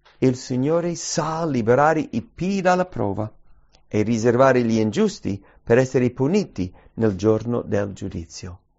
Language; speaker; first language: Italian; early bilingual, heritage; English